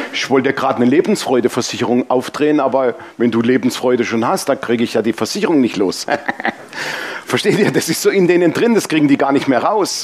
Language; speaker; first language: German; native; German